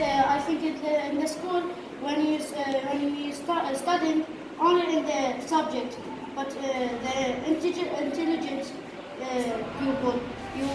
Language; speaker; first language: English; non-native, learner; Arabic